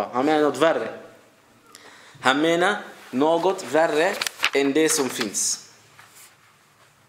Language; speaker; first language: Swedish; early bilingual, other home language; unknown